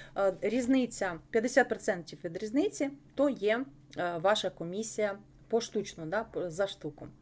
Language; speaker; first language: Ukrainian; non-native, local second language; Russian